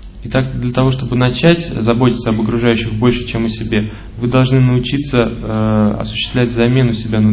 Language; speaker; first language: Russian; native; Russian